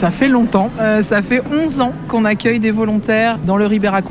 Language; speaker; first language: French; native; French